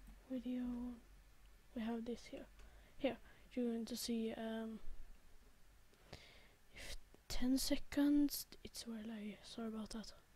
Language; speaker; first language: English; non-native, learner; Swedish